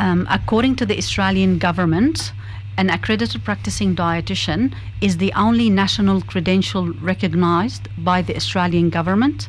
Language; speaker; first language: English; non-native, fluent; Arabic